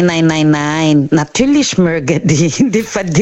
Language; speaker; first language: German; non-native, learner; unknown